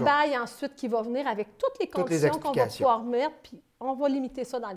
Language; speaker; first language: French; native; French